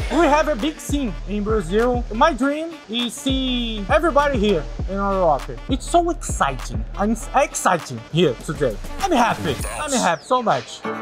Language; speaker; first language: English; non-native, learner; Portuguese